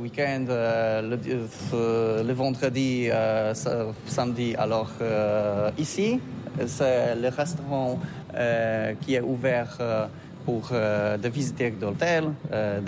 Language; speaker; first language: French; non-native, learner; Polish